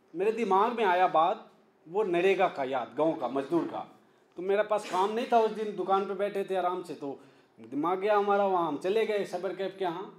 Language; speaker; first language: Hindi; native; Hindi